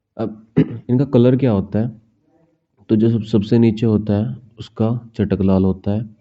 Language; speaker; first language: Hindi; native; Hindi